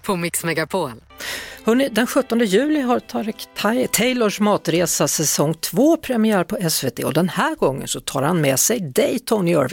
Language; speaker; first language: Swedish; native; Swedish